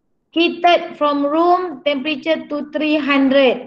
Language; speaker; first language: English; non-native, local second language; Malay